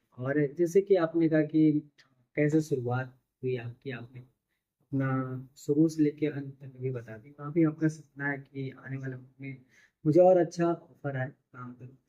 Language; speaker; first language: Hindi; native; Hindi